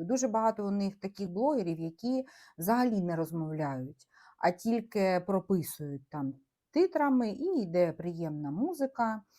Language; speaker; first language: Ukrainian; native; Ukrainian